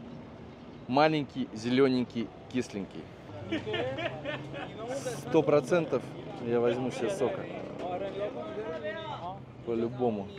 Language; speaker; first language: Russian; native; Russian